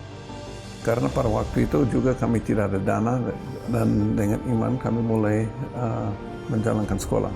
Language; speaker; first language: Indonesian; non-native, fluent; English